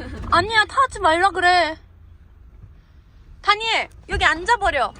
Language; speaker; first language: Korean; native; Korean